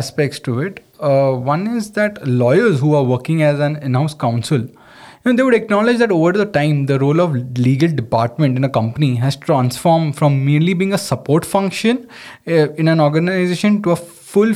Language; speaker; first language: English; non-native, local second language; Hindi